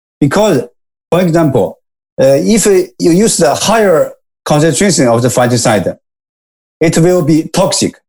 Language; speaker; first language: English; non-native, learner; Japanese